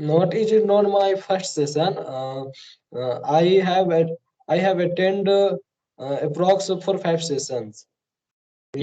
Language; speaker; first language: English; non-native, learner; Hindi